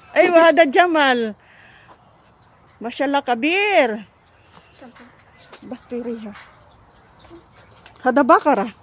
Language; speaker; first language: Arabic; non-native, learner; Filipino